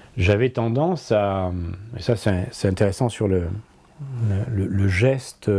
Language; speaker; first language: French; native; French